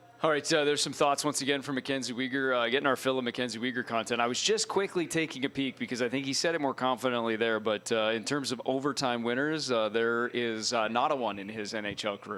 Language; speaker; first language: English; native; English